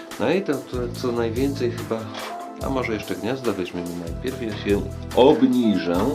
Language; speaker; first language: Polish; native; Polish